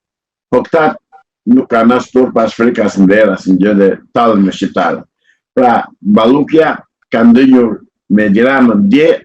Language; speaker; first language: Albanian; native; Albanian